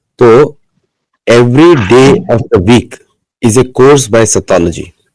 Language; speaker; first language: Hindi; non-native, local second language; Marathi